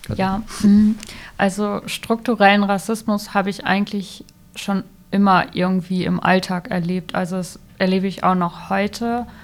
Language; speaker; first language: German; early bilingual, other home language; Malagasy